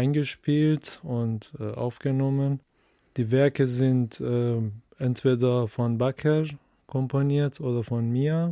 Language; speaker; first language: German; non-native, fluent; Persian